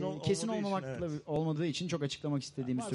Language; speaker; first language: Turkish; native; Turkish